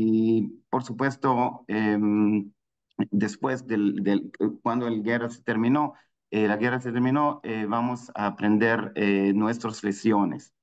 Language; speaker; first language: Spanish; non-native, fluent; Hebrew